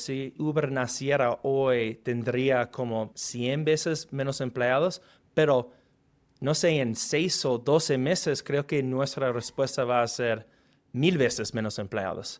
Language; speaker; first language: Spanish; non-native, fluent; English